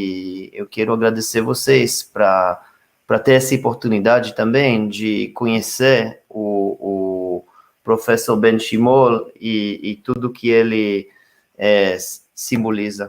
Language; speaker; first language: Portuguese; non-native, fluent; Hebrew